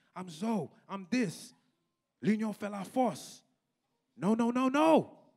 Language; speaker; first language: English; native; English